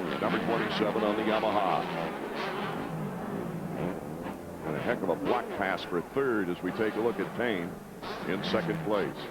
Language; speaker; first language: English; native; English